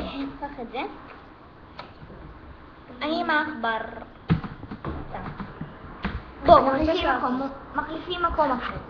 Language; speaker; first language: Hebrew; early bilingual, other home language; Russian